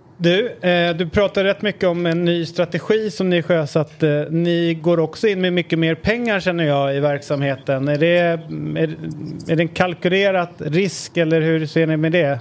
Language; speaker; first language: Swedish; native; Swedish